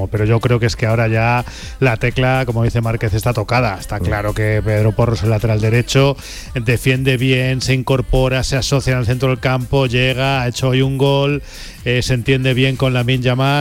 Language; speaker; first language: Spanish; native; Spanish